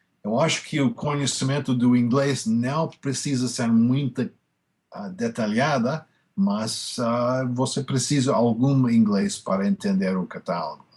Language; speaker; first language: Portuguese; non-native, fluent; English